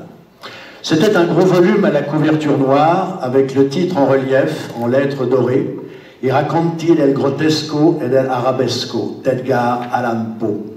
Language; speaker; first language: French; native; French